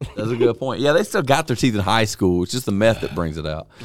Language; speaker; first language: English; native; English